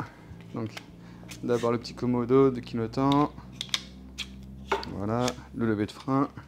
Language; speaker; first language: French; native; French